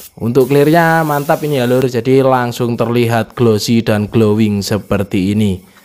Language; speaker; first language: Indonesian; native; Indonesian